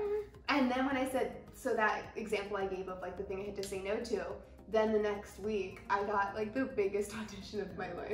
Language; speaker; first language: English; native; English